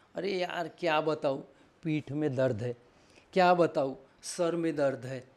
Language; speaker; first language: Hindi; non-native, local second language; Marathi